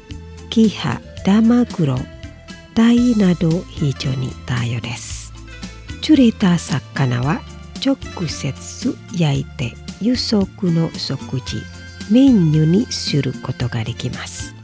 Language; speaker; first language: Japanese; non-native, fluent; Indonesian